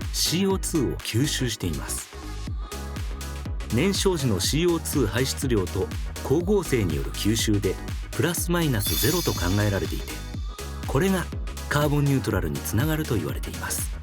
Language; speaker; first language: Japanese; native; Japanese